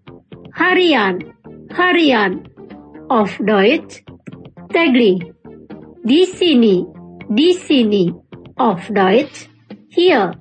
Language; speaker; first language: German; non-native, fluent; Indonesian